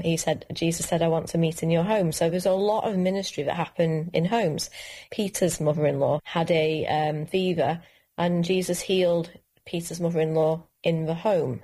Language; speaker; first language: English; native; English